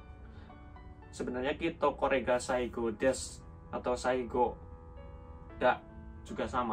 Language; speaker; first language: Indonesian; native; Indonesian